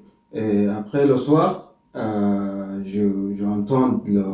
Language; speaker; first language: French; non-native, learner; Arabic